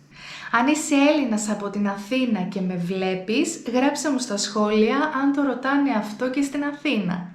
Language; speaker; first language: Greek; native; Greek